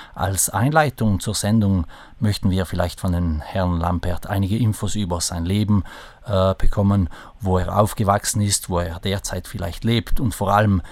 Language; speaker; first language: German; non-native, local second language; Ladin